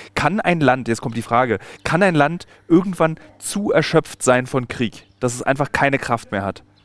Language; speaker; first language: German; native; German